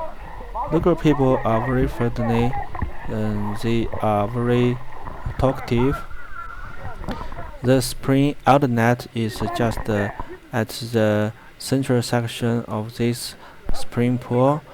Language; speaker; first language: English; non-native, fluent; Chinese